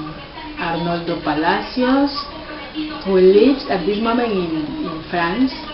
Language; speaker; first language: English; non-native, learner; Spanish